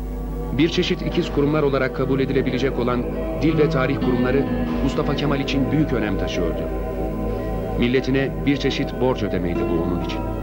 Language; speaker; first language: Turkish; native; Turkish